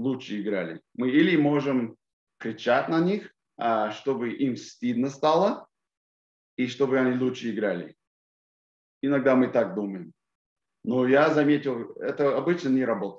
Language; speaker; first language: Russian; non-native, fluent; English